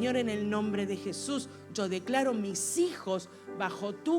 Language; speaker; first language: Spanish; native; Spanish